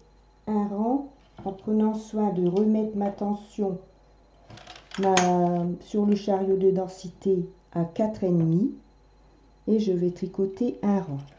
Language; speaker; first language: French; native; French